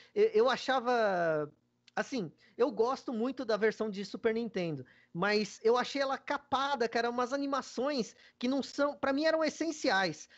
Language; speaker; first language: Portuguese; native; Portuguese